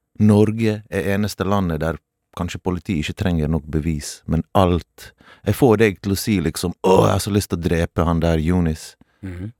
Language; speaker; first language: Norwegian; early bilingual, other home language; Bosnian